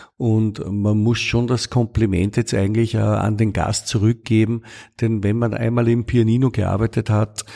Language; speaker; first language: German; native; German